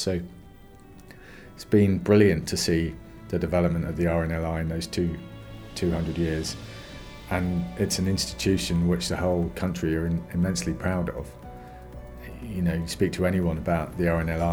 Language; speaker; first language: English; native; English